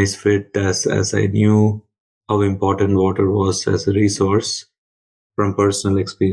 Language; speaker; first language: English; non-native, local second language; Tamil